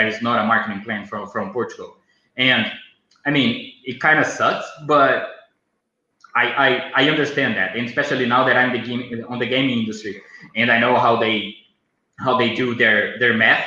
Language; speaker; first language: English; non-native, fluent; Portuguese